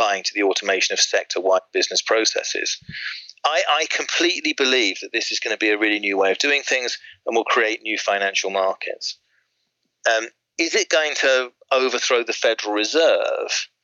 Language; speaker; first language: English; native; English